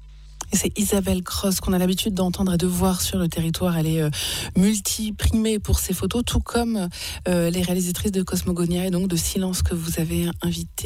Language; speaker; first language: French; native; French